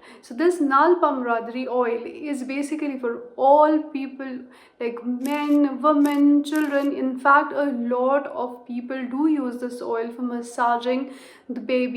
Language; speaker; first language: English; non-native, local second language; Hindi